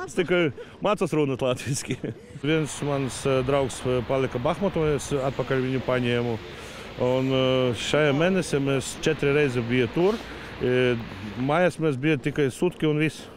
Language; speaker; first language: Latvian; non-native, learner; Ukrainian